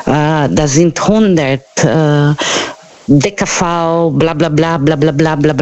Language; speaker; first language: German; non-native, fluent; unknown